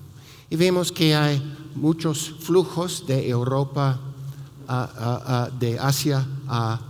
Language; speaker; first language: Spanish; non-native, fluent; English